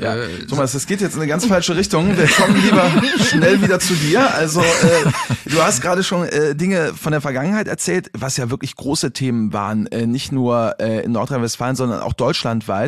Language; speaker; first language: German; native; German